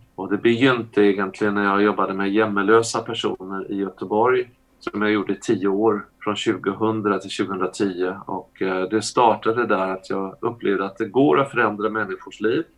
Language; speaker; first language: Swedish; native; Swedish